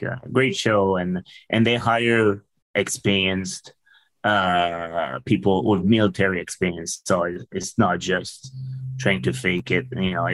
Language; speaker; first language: English; non-native, fluent; French